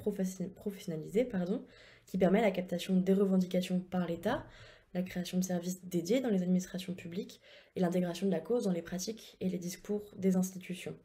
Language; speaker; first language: French; native; French